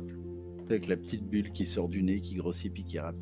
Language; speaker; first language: French; native; French